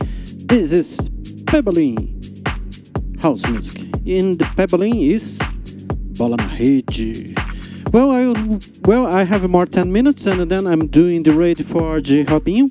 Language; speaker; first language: English; non-native, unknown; Portuguese